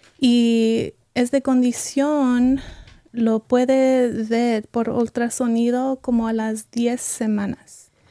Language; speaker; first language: Spanish; early bilingual, heritage; Spanish